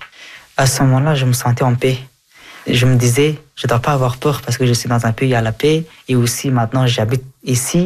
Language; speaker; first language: French; non-native, fluent; Persian